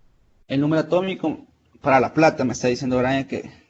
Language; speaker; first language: Spanish; native; Spanish